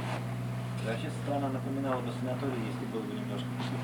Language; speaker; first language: Russian; native; Russian